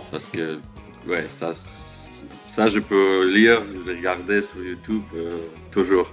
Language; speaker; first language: French; non-native, learner; Russian